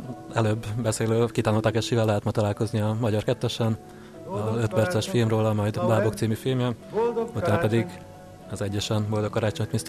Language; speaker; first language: Hungarian; native; Hungarian